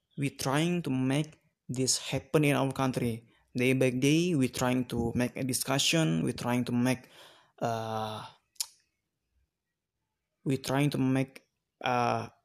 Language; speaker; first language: English; non-native, learner; Indonesian